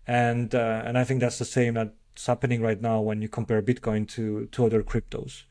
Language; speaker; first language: English; non-native, fluent; French